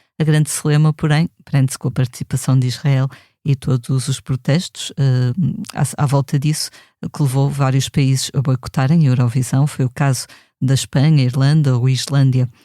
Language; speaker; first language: Portuguese; native; Portuguese